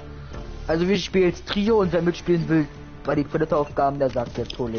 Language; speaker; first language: German; native; German